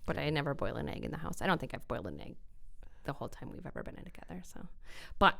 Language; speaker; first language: English; native; English